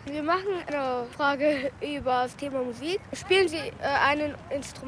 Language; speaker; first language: German; non-native, learner; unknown